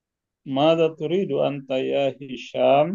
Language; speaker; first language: Arabic; non-native, learner; Indonesian